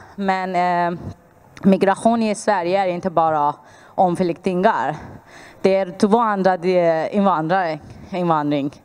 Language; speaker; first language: Swedish; non-native, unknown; Persian